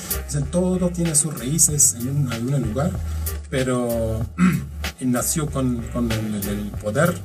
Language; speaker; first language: Spanish; non-native, learner; Kurdish